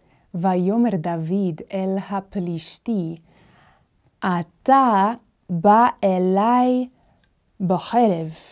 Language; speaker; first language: Hebrew; non-native, fluent; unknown